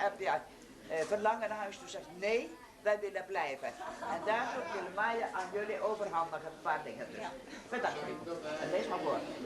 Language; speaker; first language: Dutch; non-native, learner; Estonian